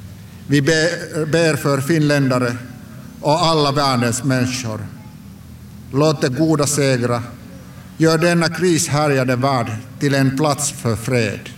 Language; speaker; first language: Swedish; non-native, local second language; Finnish